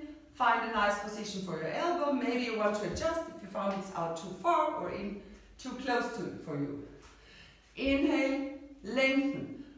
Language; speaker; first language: English; non-native, fluent; German